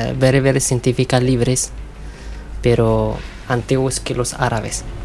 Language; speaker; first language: Spanish; non-native, learner; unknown